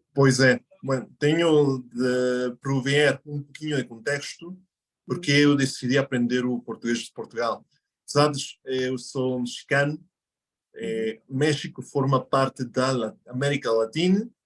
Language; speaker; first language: Portuguese; non-native, fluent; Spanish